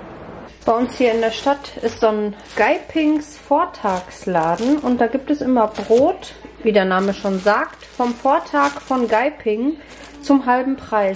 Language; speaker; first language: German; native; German